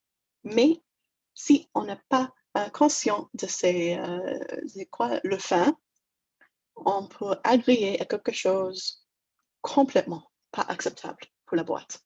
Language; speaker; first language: French; non-native, fluent; English